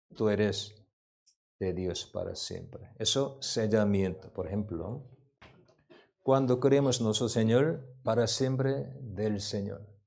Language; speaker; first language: Spanish; non-native, learner; Korean